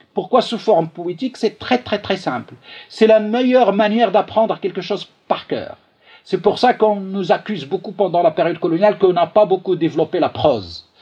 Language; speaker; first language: French; non-native, local second language; Arabic